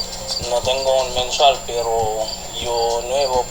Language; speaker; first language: Spanish; non-native, learner; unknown